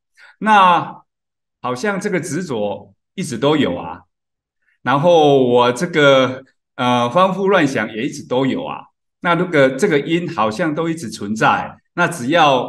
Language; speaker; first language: Chinese; native; Chinese